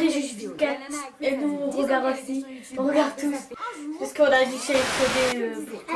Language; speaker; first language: French; native; French